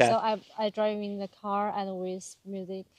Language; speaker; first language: English; non-native, learner; Chinese